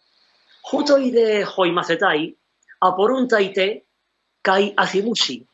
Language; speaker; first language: Greek; non-native, fluent; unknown